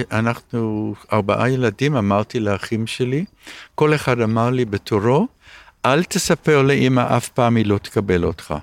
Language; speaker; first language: Hebrew; early bilingual, other home language; English